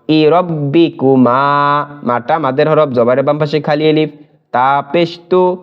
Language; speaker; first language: Bangla; native; Bangla